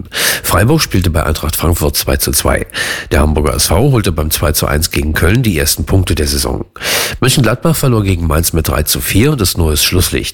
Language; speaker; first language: German; native; German